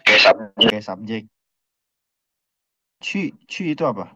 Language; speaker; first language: Indonesian; native; Indonesian